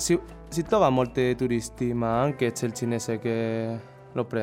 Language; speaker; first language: Italian; non-native, learner; Chinese